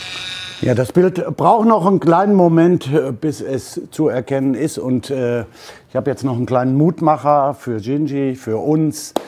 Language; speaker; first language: German; native; German